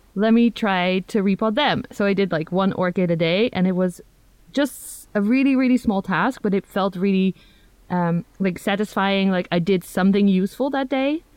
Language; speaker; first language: English; non-native, fluent; Dutch